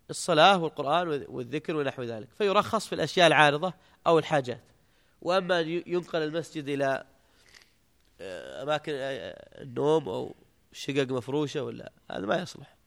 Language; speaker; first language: Arabic; native; Arabic